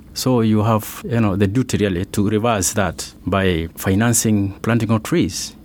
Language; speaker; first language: English; non-native, local second language; Meru